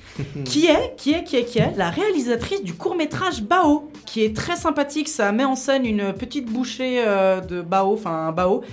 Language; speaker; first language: French; native; French